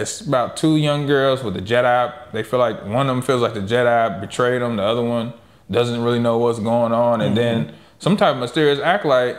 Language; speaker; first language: English; native; English